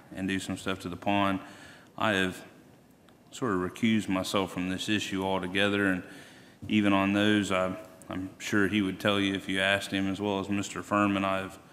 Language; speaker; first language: English; native; English